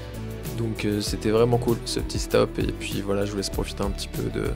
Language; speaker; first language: French; native; French